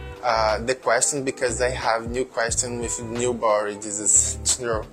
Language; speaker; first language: English; non-native, learner; Portuguese